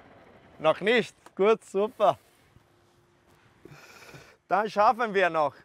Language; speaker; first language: German; non-native, fluent; Italian